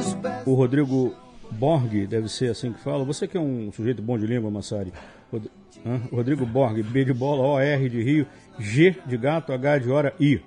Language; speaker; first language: Portuguese; native; Portuguese